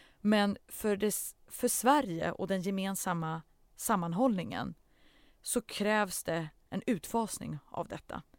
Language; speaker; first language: Swedish; early bilingual, other home language; Central Kurdish